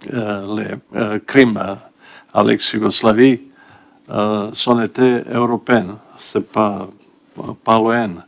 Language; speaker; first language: French; non-native, learner; Bosnian